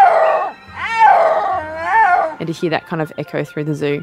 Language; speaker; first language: English; native; English